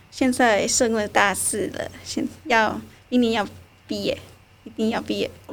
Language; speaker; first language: Chinese; non-native, fluent; Spanish